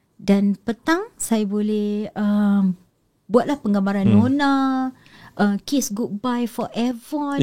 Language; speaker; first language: Malay; native; Malay